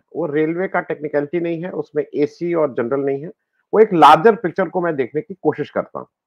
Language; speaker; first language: Hindi; native; Hindi